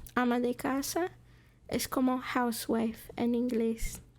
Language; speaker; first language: Spanish; non-native, fluent; English